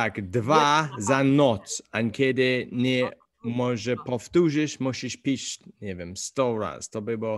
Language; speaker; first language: Polish; non-native, learner; English